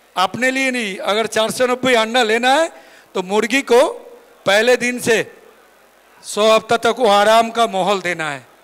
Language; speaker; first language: Hindi; non-native, local second language; Bangla